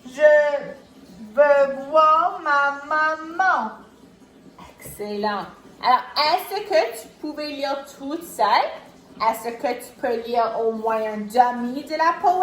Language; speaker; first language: French; non-native, local second language; English